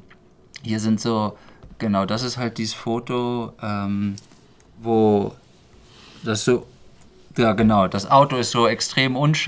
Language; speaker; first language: German; native; German